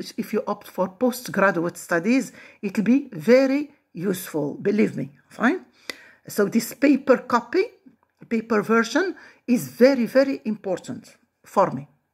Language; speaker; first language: English; non-native, fluent; Arabic